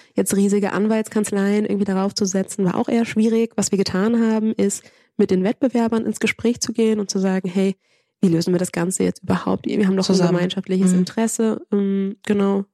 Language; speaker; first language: German; early bilingual, other home language; Spanish